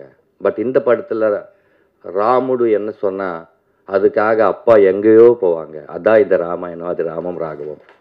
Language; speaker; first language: Tamil; non-native, learner; Telugu